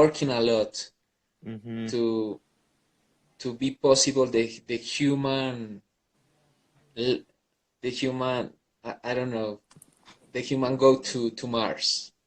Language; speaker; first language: English; non-native, learner; Spanish